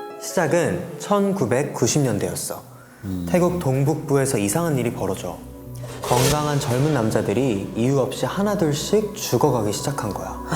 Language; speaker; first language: Korean; native; Korean